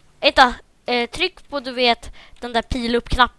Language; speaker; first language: Swedish; native; Swedish